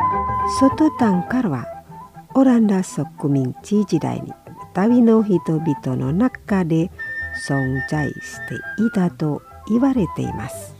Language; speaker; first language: Japanese; non-native, fluent; Indonesian